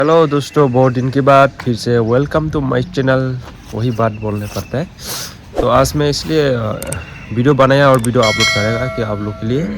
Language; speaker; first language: Hindi; non-native, local second language; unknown